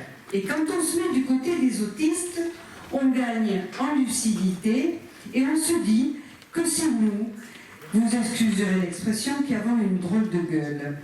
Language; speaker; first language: French; native; French